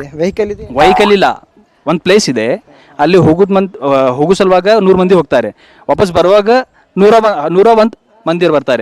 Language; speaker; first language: Kannada; non-native, local second language; Urdu